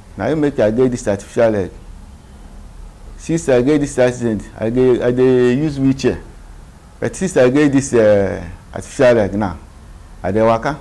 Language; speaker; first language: Nigerian Pidgin; non-native, local second language; Igbo